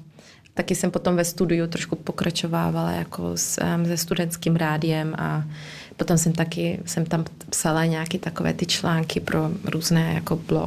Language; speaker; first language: Czech; early bilingual, heritage; Czech